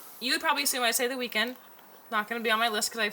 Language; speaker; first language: English; native; English